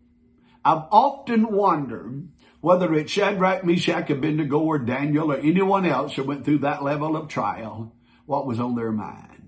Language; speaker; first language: English; native; English